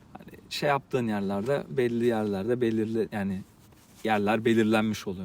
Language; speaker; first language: Turkish; early bilingual, heritage; Turkish